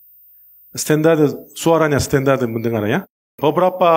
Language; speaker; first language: Indonesian; non-native, learner; Korean